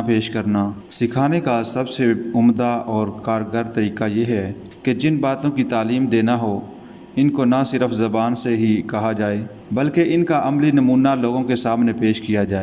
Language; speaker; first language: Urdu; native; Urdu